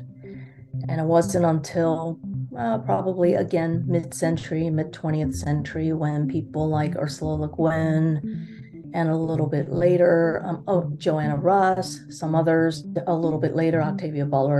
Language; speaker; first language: English; early bilingual, other home language; Chinese